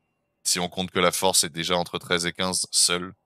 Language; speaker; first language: French; native; French